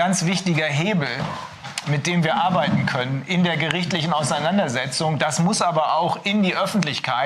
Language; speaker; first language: German; native; German